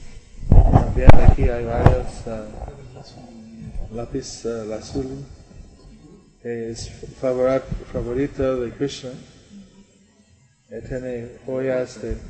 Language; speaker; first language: Spanish; non-native, learner; English